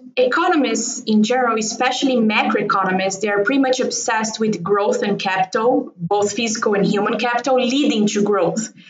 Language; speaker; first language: English; non-native, fluent; Portuguese